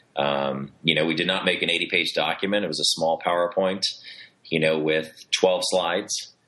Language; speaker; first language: English; native; English